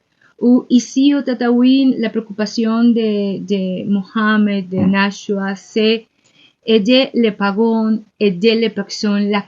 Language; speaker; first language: French; non-native, learner; Spanish